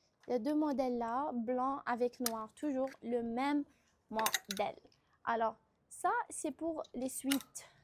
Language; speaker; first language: French; non-native, local second language; Arabic